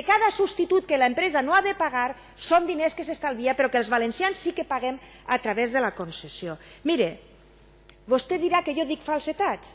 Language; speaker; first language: Catalan; native; Catalan